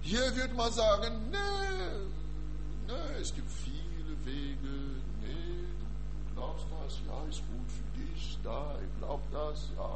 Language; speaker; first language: German; non-native, learner; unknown